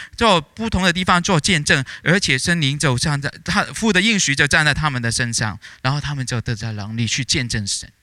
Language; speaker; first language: Chinese; native; Chinese